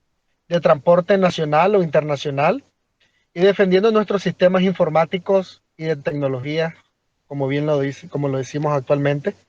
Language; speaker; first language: Spanish; native; Spanish